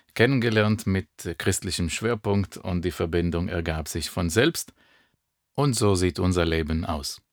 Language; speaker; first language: German; non-native, fluent; Hebrew